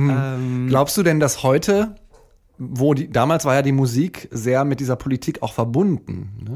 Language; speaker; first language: German; native; German